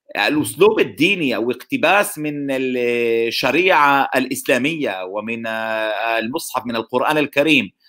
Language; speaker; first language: Arabic; non-native, local second language; Hebrew